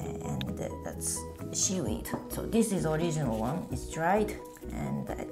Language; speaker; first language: English; non-native, learner; Japanese